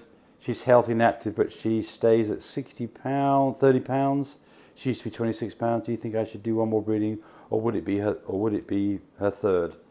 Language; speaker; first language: English; native; English